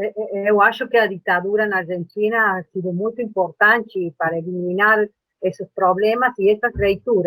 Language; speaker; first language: Portuguese; non-native, learner; Spanish